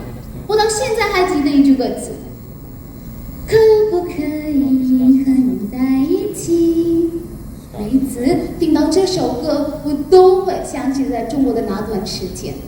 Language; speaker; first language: Chinese; non-native, learner; Hindi